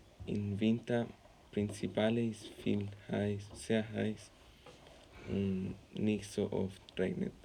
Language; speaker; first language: German; non-native, learner; Spanish